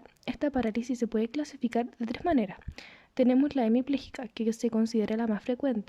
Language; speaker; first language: Spanish; native; Spanish